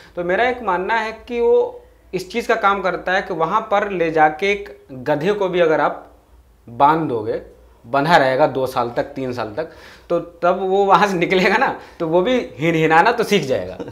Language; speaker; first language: Hindi; native; Hindi